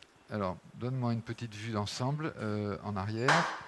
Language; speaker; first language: French; native; French